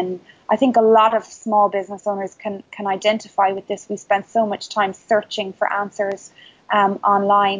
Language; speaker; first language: English; native; English